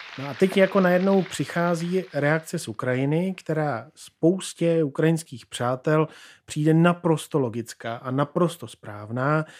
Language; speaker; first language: Czech; native; Czech